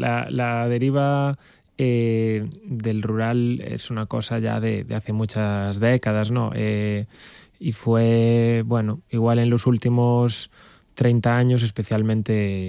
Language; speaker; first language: Spanish; native; Spanish